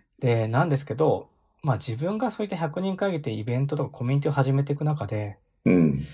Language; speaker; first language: Japanese; native; Japanese